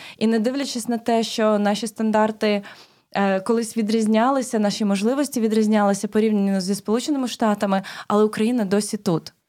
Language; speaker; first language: Ukrainian; native; Ukrainian